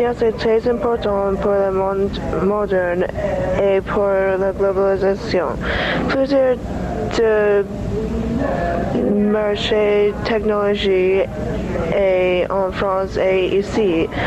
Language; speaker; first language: French; non-native, learner; English